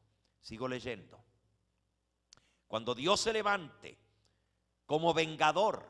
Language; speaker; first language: Spanish; native; Spanish